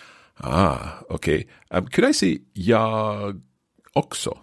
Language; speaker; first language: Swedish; non-native, learner; English